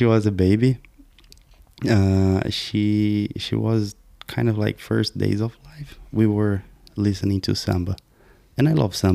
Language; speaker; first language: English; non-native, fluent; Portuguese